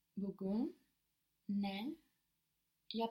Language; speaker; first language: Turkish; non-native, learner; English